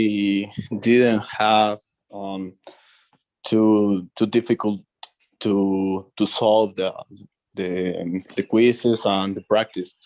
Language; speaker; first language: English; non-native, learner; Spanish